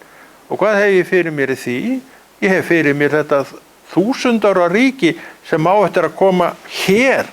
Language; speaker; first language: Icelandic; native; Icelandic